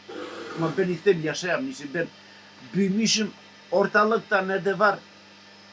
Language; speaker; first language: Turkish; non-native, local second language; Albanian